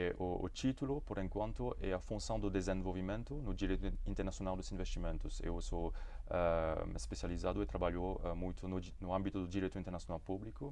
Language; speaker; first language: Portuguese; non-native, fluent; Morisyen